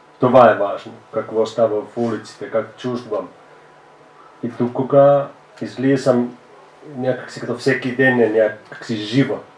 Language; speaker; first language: Bulgarian; non-native, fluent; Finnish